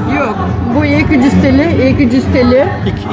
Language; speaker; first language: Turkish; non-native, local second language; Kyrgyz